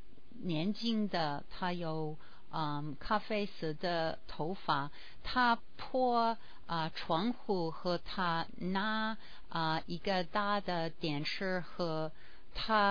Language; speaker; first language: Chinese; non-native, learner; English